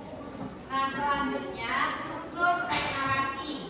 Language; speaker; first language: Indonesian; native; Indonesian